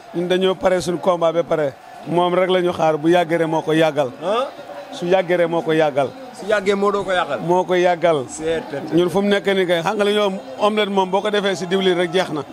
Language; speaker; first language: Wolof; native; Wolof